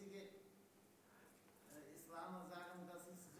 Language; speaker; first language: German; non-native, learner; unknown